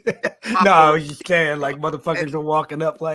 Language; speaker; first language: English; native; English